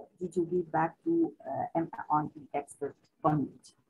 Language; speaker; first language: English; non-native, local second language; Arabic